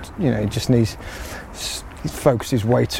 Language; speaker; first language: English; native; English